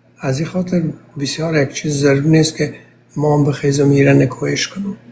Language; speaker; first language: Persian; native; Persian